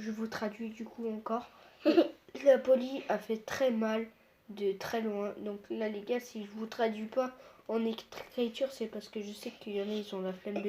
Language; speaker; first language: French; native; French